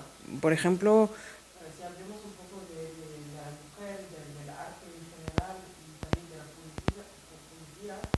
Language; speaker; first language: Spanish; non-native, fluent; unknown